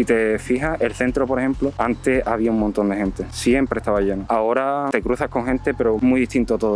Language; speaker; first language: Spanish; native; Spanish